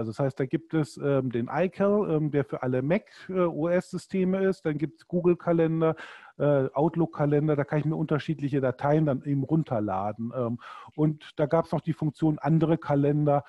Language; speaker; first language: German; native; German